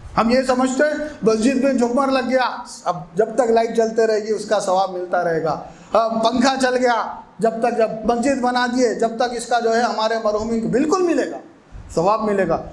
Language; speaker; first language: Urdu; native; Urdu